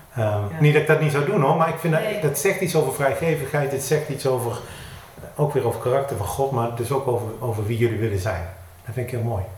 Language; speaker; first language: Dutch; native; Dutch